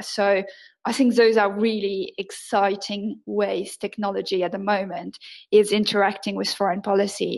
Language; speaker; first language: English; non-native, fluent; French